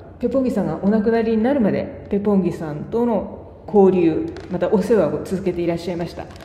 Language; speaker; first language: Japanese; native; Japanese